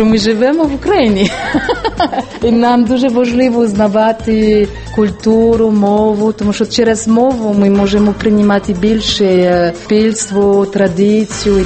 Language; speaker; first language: Ukrainian; non-native, learner; French